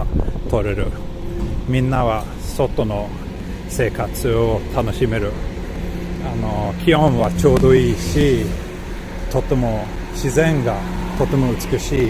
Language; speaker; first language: Japanese; non-native, learner; Swedish